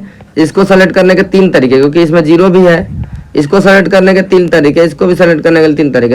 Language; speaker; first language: Hindi; native; Hindi